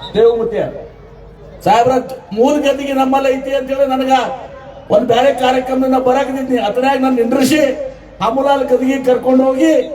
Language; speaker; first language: Kannada; native; Kannada